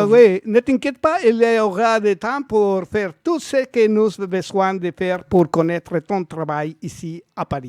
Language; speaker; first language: French; non-native, learner; Spanish